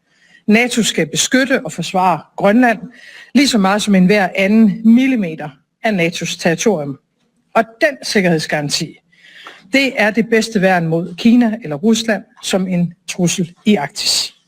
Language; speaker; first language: Danish; native; Danish